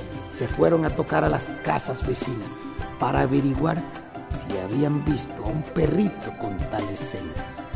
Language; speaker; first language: Spanish; native; Spanish